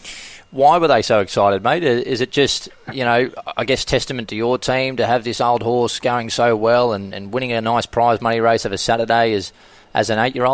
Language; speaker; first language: English; native; English